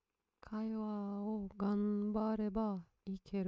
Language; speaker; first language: Japanese; non-native, learner; Russian